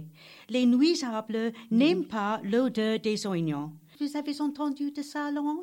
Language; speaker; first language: French; non-native, learner; English